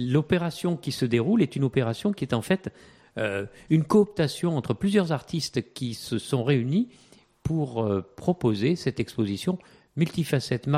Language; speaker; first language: French; native; French